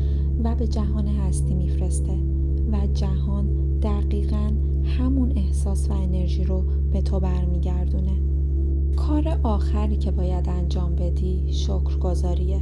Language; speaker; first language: Persian; native; Persian